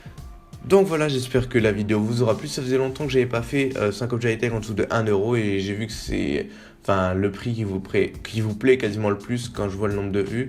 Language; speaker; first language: French; native; French